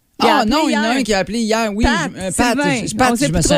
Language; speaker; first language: French; native; French